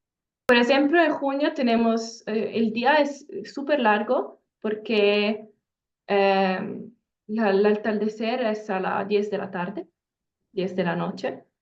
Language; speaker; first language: Spanish; non-native, fluent; Italian